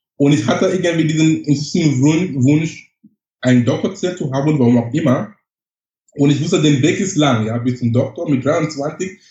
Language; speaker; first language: German; non-native, fluent; English